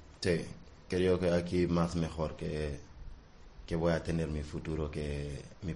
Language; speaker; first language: Spanish; non-native, learner; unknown